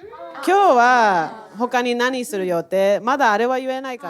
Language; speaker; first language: Japanese; native; Japanese